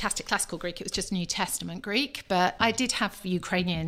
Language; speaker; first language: English; native; English